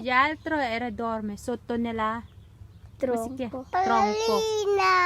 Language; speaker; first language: Italian; non-native, learner; Filipino